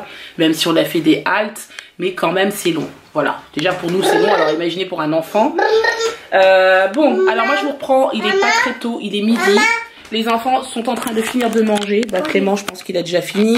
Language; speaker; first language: French; native; French